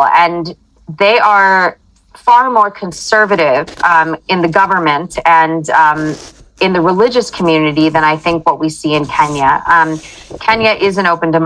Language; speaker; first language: English; native; English